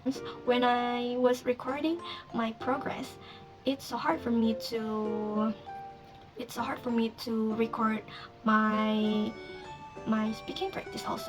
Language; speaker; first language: English; non-native, learner; Indonesian